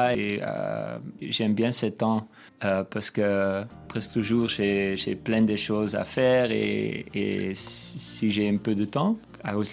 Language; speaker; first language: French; non-native, learner; Dutch